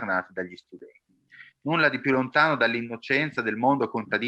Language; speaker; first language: Italian; native; Italian